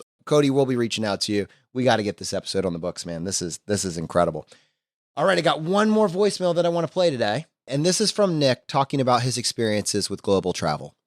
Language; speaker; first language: English; native; English